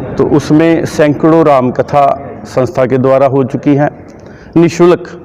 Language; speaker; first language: Hindi; non-native, local second language; Punjabi